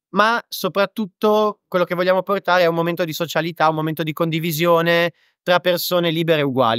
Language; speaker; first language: Italian; native; Italian